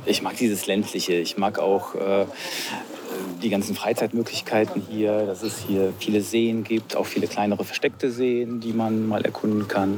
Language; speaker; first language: German; native; German